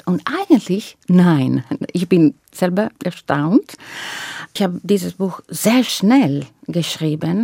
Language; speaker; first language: German; non-native, learner; Italian